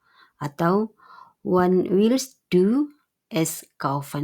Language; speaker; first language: German; non-native, fluent; Indonesian